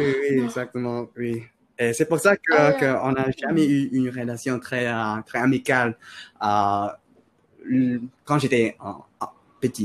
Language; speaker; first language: French; non-native, fluent; Filipino